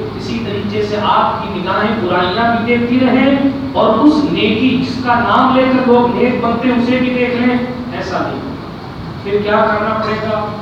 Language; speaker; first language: Urdu; native; Urdu